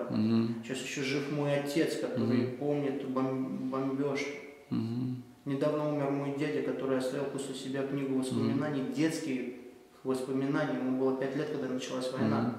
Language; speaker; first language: Russian; native; Russian